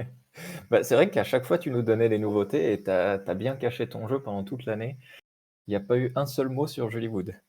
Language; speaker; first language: French; native; French